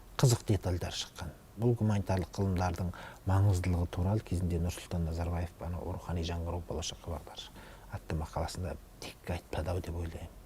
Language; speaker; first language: Kazakh; native; Kazakh